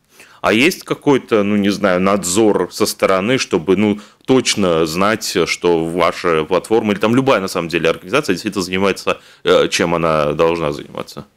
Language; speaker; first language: Russian; native; Russian